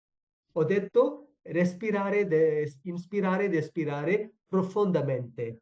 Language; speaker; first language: Italian; non-native, fluent; Tamil